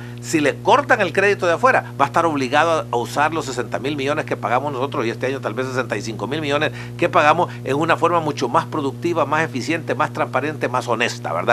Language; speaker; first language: Spanish; native; Spanish